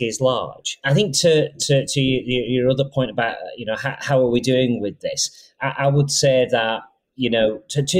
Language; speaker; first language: English; native; English